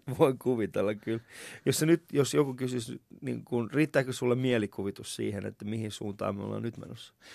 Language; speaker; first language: Finnish; non-native, fluent; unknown